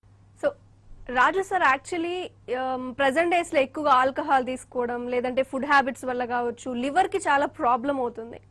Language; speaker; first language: Telugu; native; Telugu